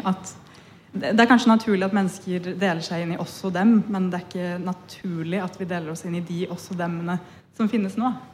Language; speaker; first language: Norwegian; early bilingual, other home language; Punjabi